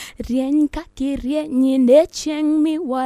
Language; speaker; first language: English; non-native, local second language; Luo (Kenya and Tanzania)